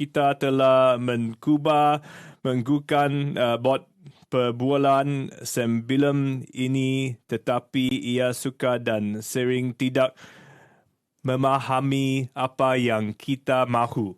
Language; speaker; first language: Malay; non-native, learner; English